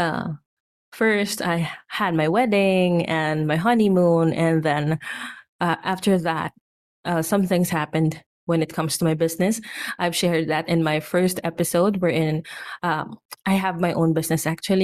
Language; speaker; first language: English; non-native, local second language; Filipino